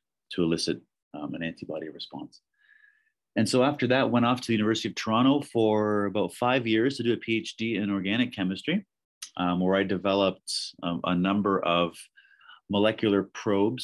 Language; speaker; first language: English; native; English